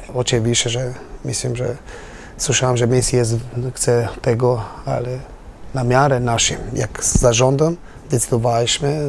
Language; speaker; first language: Polish; non-native, learner; Albanian